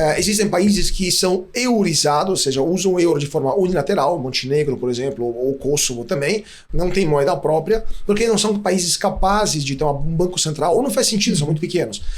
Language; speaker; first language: Portuguese; non-native, fluent; Italian